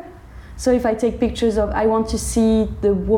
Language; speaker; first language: English; non-native, fluent; French